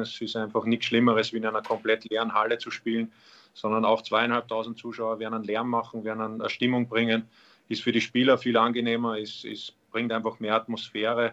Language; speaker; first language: German; native; German